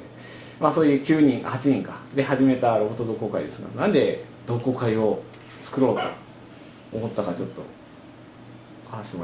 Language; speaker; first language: Japanese; native; Japanese